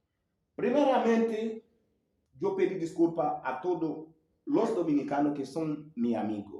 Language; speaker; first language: Spanish; non-native, learner; Haitian Creole